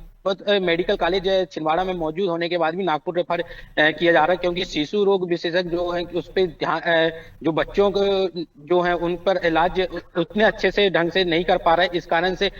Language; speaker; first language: Hindi; native; Hindi